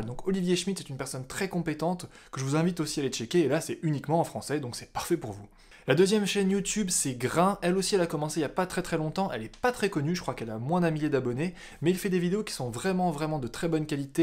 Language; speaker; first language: French; native; French